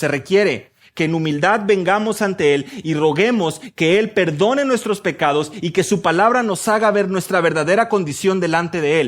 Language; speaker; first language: Spanish; native; Spanish